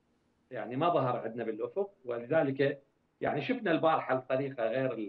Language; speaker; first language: Arabic; native; Arabic